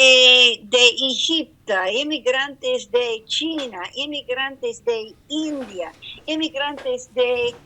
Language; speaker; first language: Spanish; non-native, learner; English